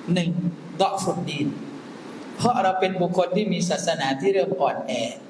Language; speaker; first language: Thai; non-native, local second language; Malay